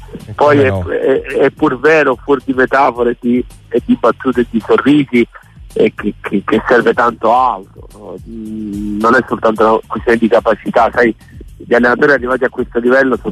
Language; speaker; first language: Italian; native; Italian